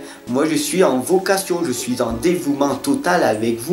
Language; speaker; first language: French; native; French